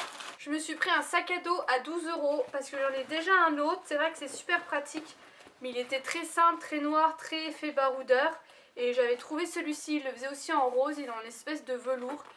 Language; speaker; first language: French; native; French